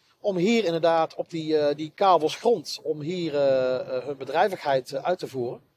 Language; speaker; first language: Dutch; native; Dutch